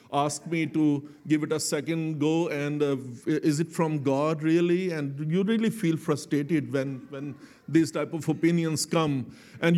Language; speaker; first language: English; non-native, local second language; Urdu